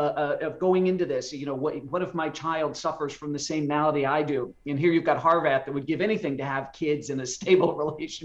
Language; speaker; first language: English; native; English